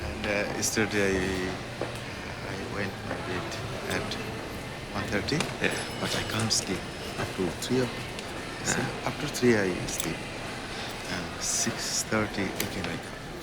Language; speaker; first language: English; non-native, learner; Bangla